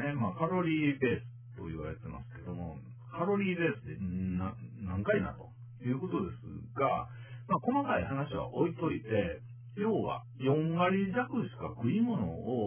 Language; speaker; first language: Japanese; native; Japanese